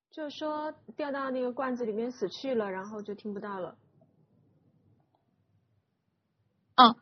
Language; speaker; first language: Chinese; native; Chinese